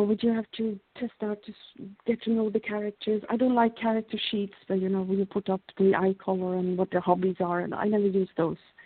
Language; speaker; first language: English; non-native, fluent; Norwegian